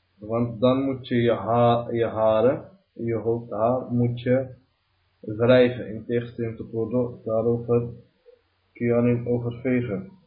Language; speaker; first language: Dutch; early bilingual, other home language; Arabic